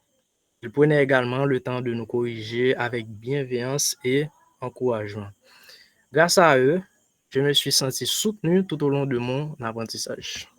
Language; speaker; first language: French; non-native, local second language; Haitian Creole